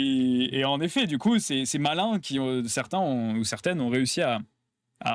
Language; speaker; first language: French; native; French